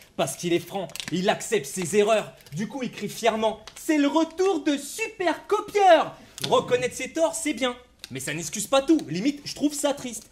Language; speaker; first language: French; native; French